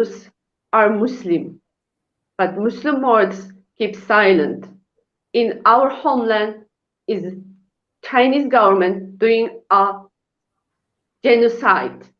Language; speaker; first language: English; non-native, learner; Uyghur